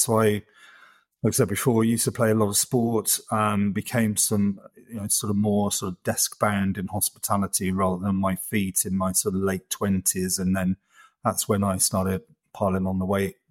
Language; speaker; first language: English; native; English